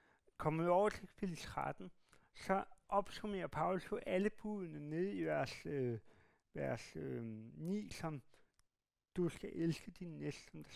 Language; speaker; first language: Danish; native; Danish